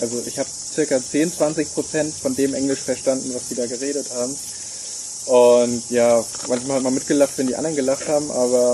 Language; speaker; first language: German; native; German